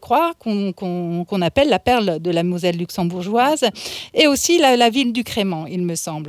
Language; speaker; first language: French; native; French